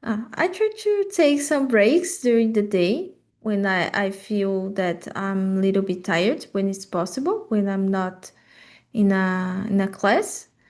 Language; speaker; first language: English; non-native, learner; Portuguese